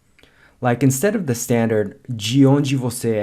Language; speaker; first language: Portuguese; non-native, fluent; English